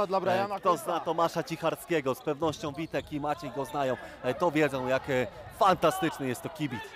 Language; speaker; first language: Polish; native; Polish